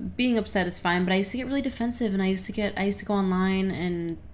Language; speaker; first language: English; native; English